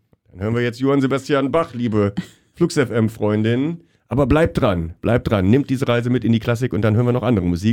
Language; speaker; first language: German; native; German